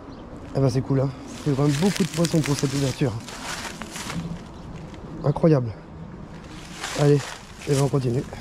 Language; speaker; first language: French; native; French